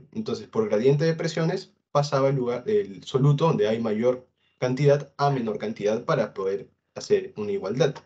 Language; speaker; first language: Spanish; native; Spanish